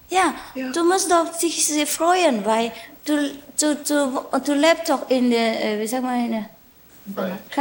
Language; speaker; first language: German; non-native, learner; Vietnamese